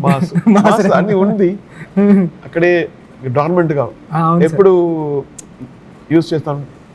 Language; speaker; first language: Telugu; non-native, learner; Tamil